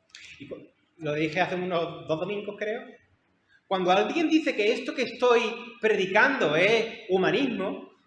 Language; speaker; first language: Spanish; native; Spanish